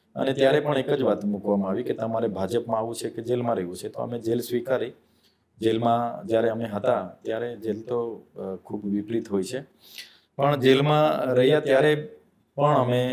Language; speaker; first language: Gujarati; non-native, local second language; Vasavi